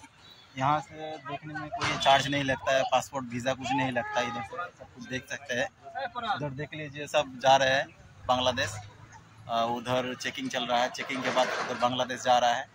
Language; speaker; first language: Hindi; non-native, local second language; Bangla